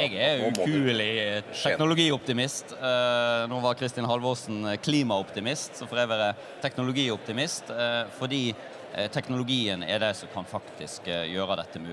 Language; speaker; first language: Norwegian; native; Norwegian